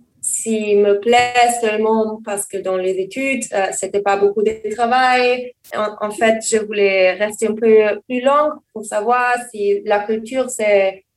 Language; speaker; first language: French; non-native, learner; German